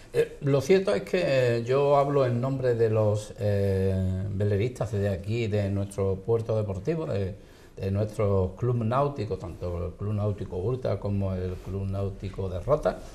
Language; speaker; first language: Spanish; native; Spanish